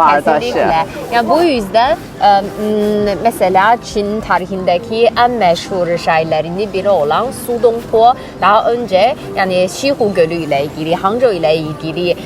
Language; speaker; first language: Turkish; non-native, fluent; Chinese